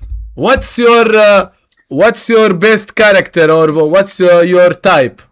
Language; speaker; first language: English; non-native, learner; Arabic